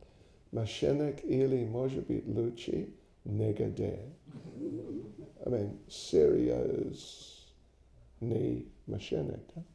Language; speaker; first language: Russian; non-native, learner; English